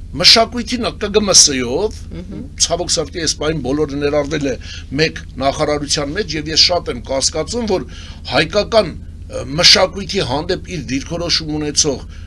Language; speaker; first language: Armenian; non-native, local second language; Kurdish